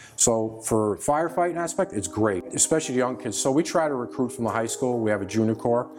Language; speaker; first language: English; native; English